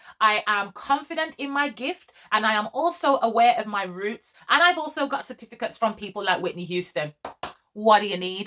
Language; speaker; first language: English; native; English